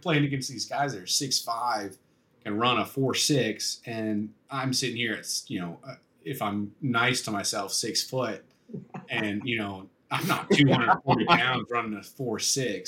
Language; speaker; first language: English; native; English